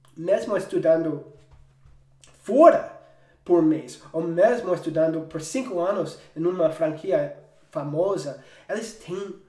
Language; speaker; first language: Portuguese; non-native, fluent; English